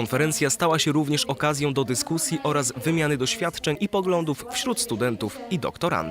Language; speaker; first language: Polish; native; Polish